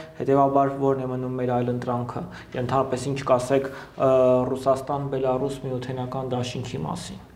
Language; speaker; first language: Armenian; native; Armenian